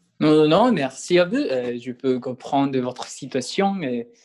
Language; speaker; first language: French; non-native, learner; Spanish